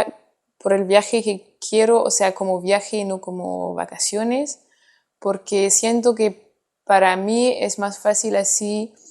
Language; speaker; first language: Spanish; non-native, fluent; French